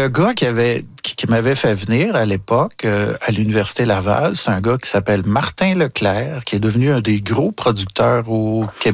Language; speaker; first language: French; native; French